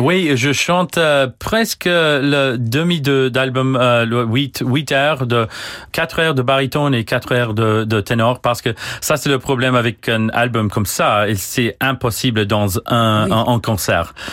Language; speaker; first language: French; non-native, learner; English